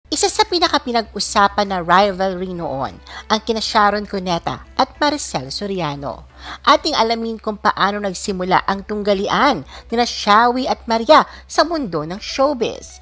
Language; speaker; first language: Filipino; native; Filipino